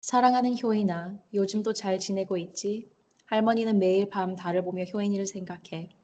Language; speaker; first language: Korean; early bilingual, heritage; Korean